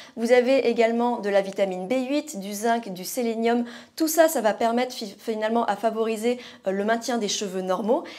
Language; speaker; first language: French; native; French